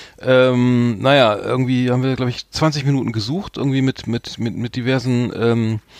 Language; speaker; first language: German; native; German